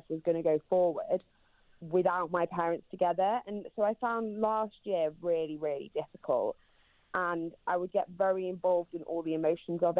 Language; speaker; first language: English; native; English